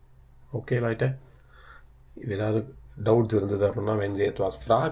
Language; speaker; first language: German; non-native, learner; Tamil